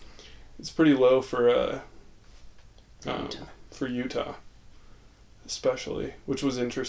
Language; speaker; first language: English; native; English